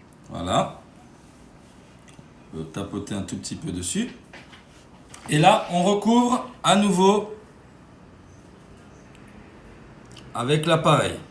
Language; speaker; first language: French; native; French